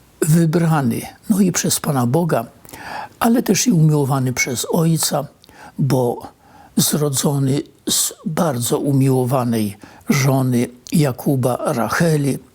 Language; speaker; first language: Polish; native; Polish